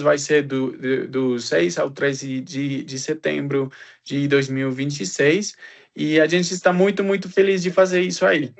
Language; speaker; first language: Portuguese; non-native, fluent; Spanish